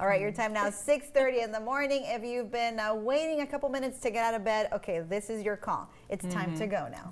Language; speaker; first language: English; native; English